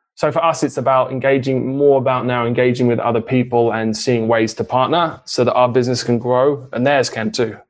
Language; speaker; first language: English; native; English